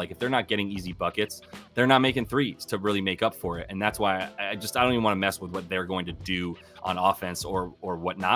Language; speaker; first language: English; native; English